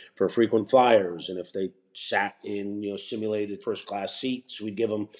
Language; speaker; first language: English; native; English